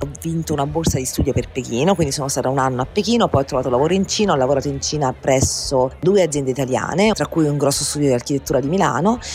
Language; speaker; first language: Italian; native; Italian